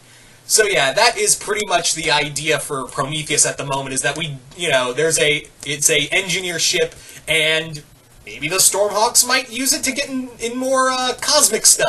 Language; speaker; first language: English; native; English